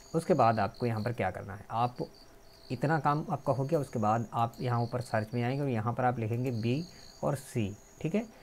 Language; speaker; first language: Hindi; native; Hindi